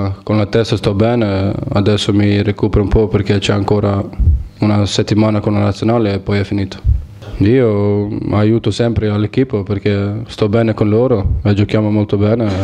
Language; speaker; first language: Italian; non-native, fluent; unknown